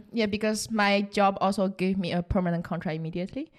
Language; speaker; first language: English; non-native, fluent; Chinese